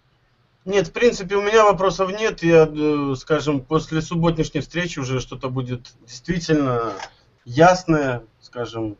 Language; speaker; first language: Russian; native; Russian